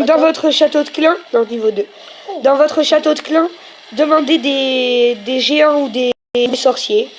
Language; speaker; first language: French; native; French